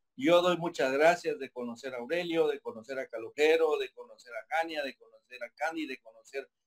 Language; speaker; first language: Spanish; native; Spanish